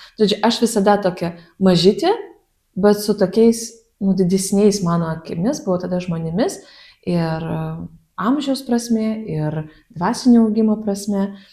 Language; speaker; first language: Lithuanian; non-native, fluent; Russian